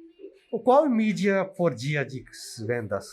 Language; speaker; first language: Portuguese; non-native, learner; Urdu